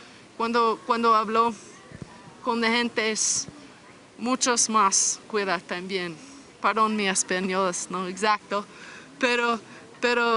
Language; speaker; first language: Spanish; non-native, learner; English